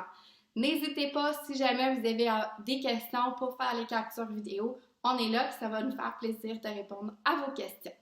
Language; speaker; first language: French; native; French